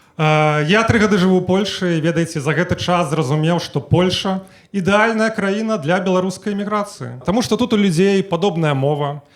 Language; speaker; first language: Belarusian; native; Belarusian